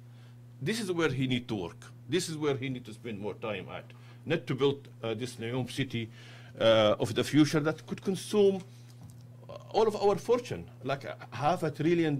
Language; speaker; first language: English; non-native, fluent; Arabic